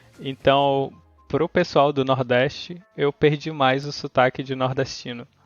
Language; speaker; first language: Portuguese; native; Portuguese